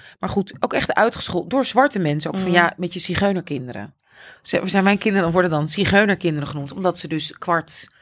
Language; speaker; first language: Dutch; native; Dutch